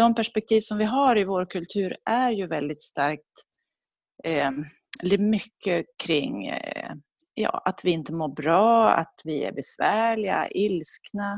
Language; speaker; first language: Swedish; native; Swedish